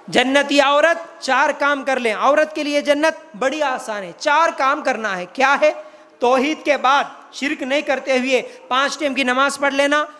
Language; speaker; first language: Hindi; non-native, local second language; Urdu